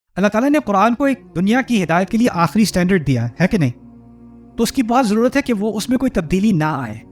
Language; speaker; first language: Urdu; early bilingual, heritage; Urdu